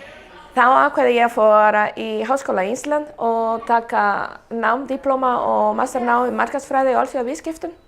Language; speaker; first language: Icelandic; non-native, fluent; Spanish